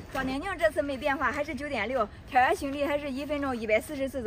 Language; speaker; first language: Chinese; native; Chinese